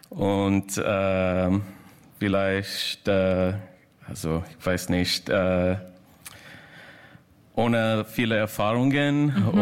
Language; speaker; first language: German; non-native, learner; English